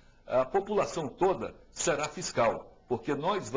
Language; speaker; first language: Portuguese; native; Portuguese